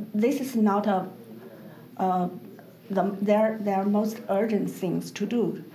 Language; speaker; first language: English; non-native, learner; Chinese